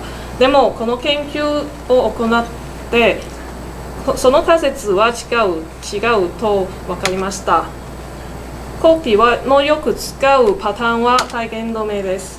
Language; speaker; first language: Japanese; non-native, learner; Cantonese